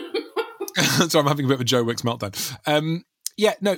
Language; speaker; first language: English; native; English